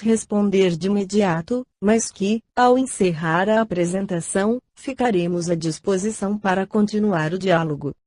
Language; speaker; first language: Portuguese; native; Portuguese